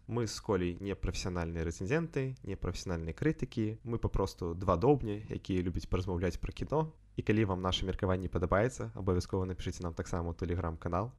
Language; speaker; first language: Belarusian; non-native, local second language; Russian